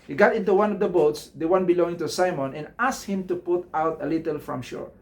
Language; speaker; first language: English; non-native, local second language; Filipino